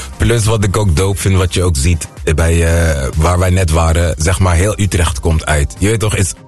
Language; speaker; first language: Dutch; non-native, local second language; Papiamento